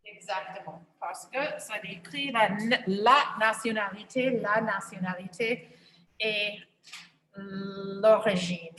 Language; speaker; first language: French; non-native, fluent; English